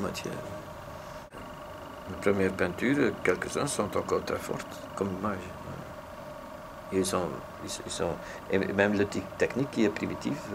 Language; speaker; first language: French; non-native, local second language; Dutch